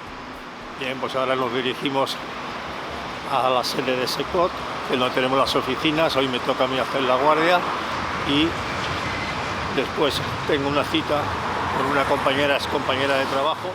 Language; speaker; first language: Spanish; native; Spanish